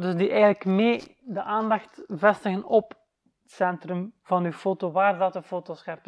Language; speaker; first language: Dutch; native; Dutch